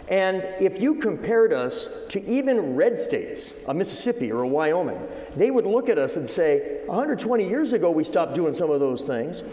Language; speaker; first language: English; native; English